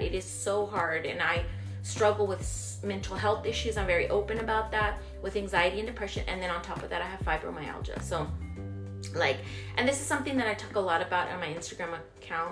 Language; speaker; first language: English; early bilingual, other home language; Spanish